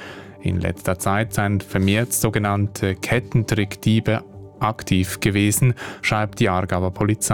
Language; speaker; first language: German; native; German